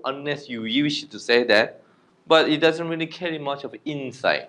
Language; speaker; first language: English; non-native, fluent; Korean